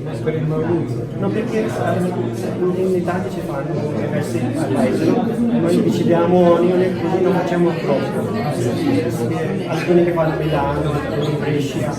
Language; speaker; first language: Italian; non-native, learner; Urdu